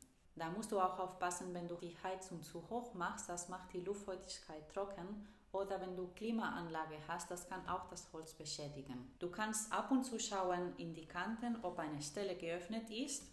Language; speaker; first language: German; non-native, fluent; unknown